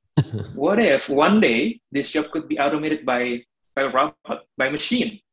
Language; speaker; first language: English; non-native, fluent; Indonesian